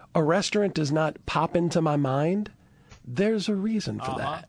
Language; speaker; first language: English; native; English